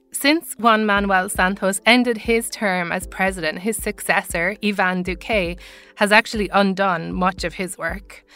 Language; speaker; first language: English; native; English